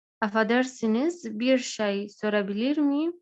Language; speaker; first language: Turkish; non-native, learner; Arabic